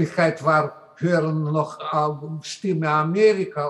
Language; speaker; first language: German; non-native, learner; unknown